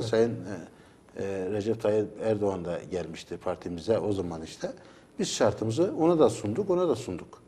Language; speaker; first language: Turkish; native; Turkish